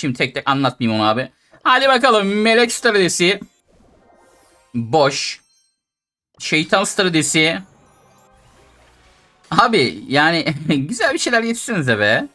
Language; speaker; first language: Turkish; native; Turkish